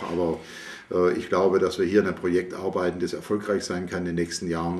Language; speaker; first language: German; native; German